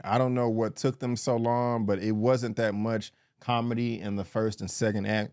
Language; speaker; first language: English; native; English